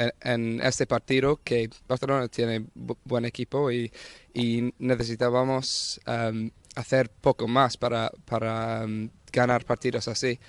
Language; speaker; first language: Spanish; non-native, learner; English